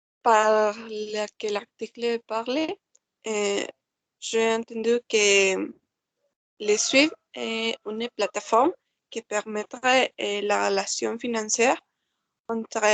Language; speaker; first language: French; non-native, learner; Spanish